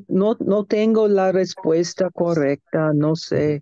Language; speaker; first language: Spanish; non-native, learner; English